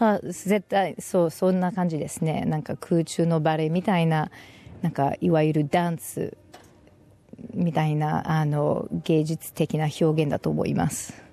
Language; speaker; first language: Japanese; non-native, fluent; English